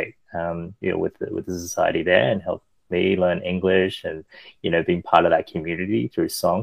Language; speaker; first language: English; early bilingual, other home language; Chinese